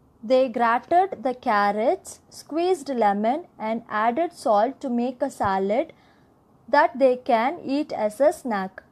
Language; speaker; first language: English; non-native, local second language; Tamil